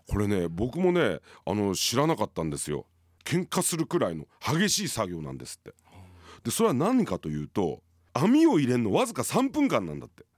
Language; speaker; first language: Japanese; native; Japanese